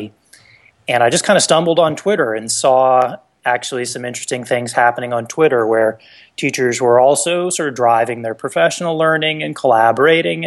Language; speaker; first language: English; native; English